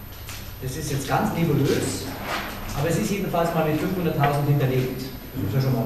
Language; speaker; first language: German; native; German